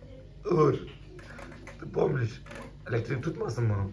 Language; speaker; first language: Russian; non-native, learner; Turkish